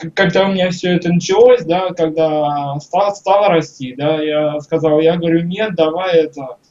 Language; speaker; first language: Russian; native; Russian